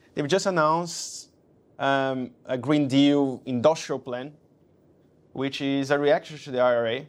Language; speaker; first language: English; non-native, fluent; Portuguese